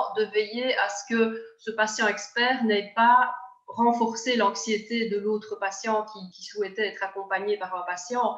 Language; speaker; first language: French; native; French